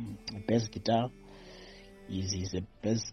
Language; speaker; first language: English; non-native, local second language; Shona